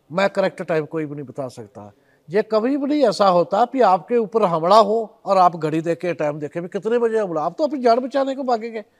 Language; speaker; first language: Hindi; non-native, local second language; Punjabi